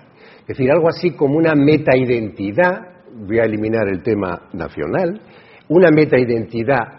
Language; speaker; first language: Spanish; native; Spanish